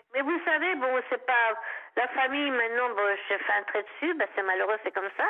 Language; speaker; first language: French; native; French